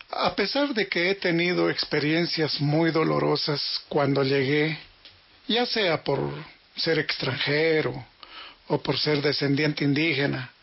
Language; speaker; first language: Spanish; native; Spanish